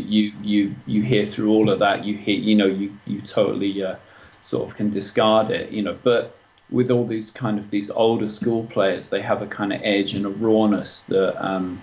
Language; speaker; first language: English; native; English